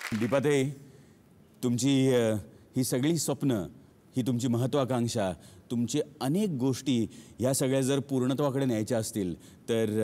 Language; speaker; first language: Marathi; native; Marathi